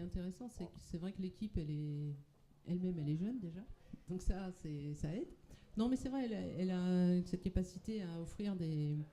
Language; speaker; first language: French; native; French